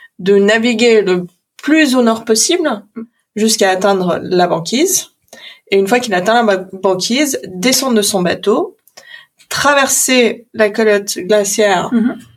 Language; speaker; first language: French; early bilingual, other home language; English